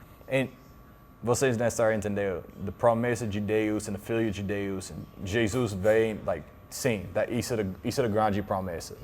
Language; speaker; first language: Portuguese; non-native, learner; English